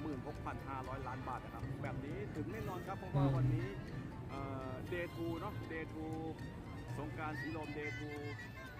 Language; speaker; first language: Thai; native; Thai